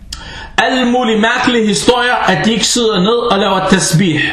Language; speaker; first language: Danish; non-native, fluent; Arabic